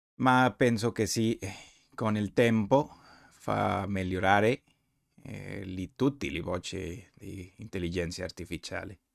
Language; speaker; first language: Italian; non-native, learner; Spanish